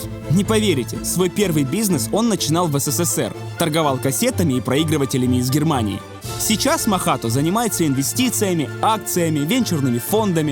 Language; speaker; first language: Russian; native; Russian